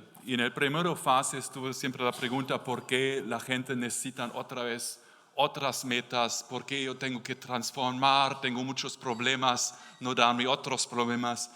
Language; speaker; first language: Spanish; non-native, learner; German